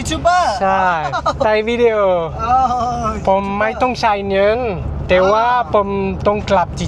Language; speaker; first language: Thai; non-native, learner; French